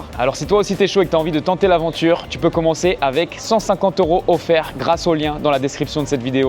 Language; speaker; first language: French; native; French